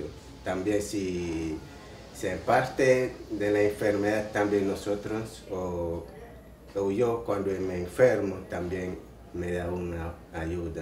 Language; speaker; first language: Spanish; non-native, local second language; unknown